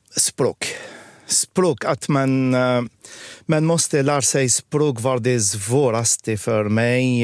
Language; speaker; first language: Swedish; non-native, local second language; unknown